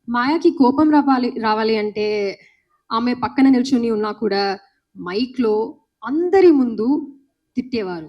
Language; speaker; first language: Telugu; non-native, learner; Malayalam